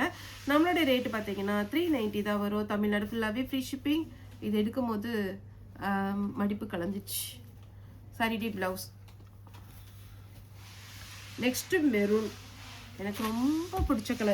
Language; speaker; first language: Tamil; native; Tamil